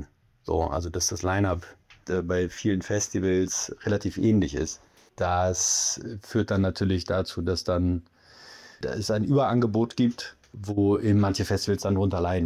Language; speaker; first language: German; native; German